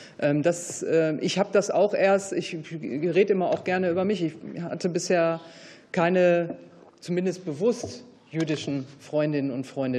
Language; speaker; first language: German; native; German